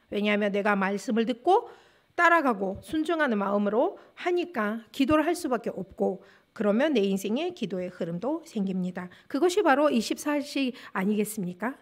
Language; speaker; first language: Korean; non-native, fluent; Russian